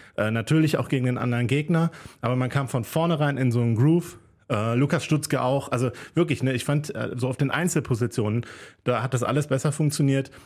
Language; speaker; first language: German; native; German